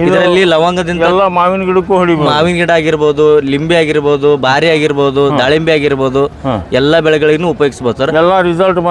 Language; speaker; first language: Kannada; native; Kannada